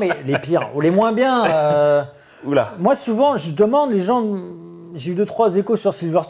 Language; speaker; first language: French; native; French